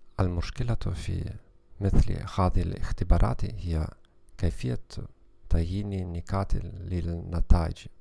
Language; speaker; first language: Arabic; non-native, learner; German